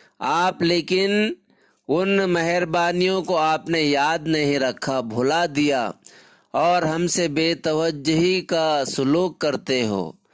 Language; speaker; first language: Urdu; native; Urdu